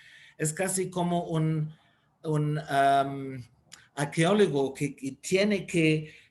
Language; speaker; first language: Spanish; non-native, fluent; German